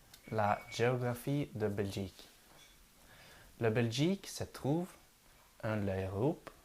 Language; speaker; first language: French; non-native, learner; Norwegian